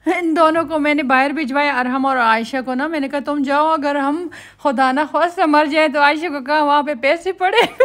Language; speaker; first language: Urdu; native; Urdu